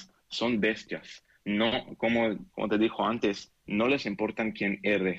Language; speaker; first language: Spanish; non-native, learner; Hebrew